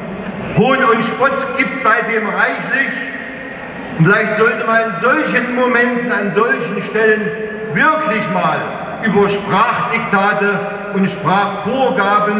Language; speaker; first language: German; native; German